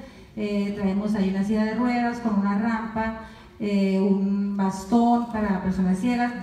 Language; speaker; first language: Spanish; native; Spanish